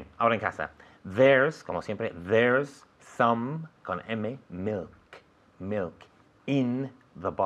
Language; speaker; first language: Spanish; non-native, fluent; English